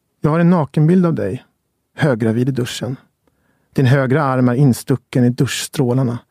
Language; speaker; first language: Swedish; native; Swedish